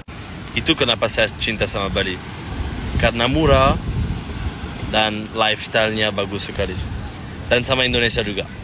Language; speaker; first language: Indonesian; non-native, learner; French